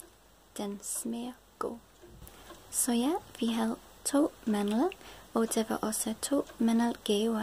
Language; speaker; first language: Danish; non-native, learner; English